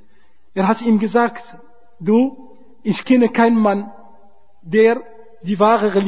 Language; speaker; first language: German; non-native, fluent; Arabic